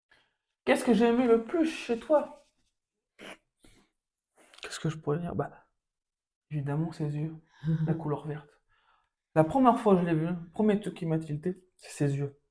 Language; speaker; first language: French; native; French